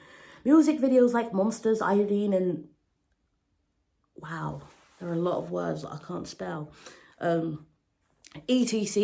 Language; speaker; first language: English; native; English